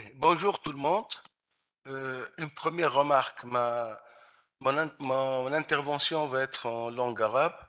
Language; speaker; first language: French; non-native, local second language; Arabic